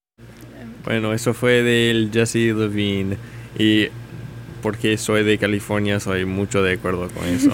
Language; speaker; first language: Spanish; non-native, learner; English